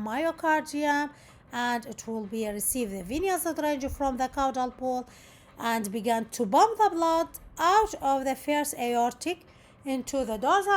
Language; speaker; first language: English; non-native, local second language; Arabic